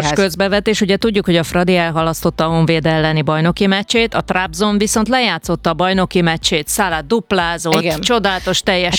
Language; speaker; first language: Hungarian; native; Hungarian